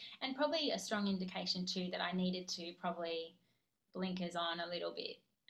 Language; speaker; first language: English; native; English